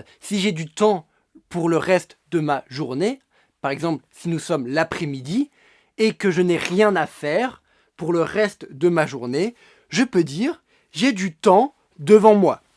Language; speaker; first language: French; native; French